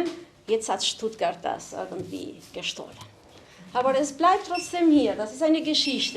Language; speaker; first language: German; non-native, fluent; Albanian